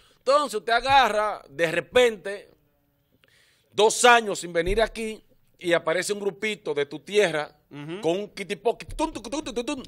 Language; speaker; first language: Spanish; native; Spanish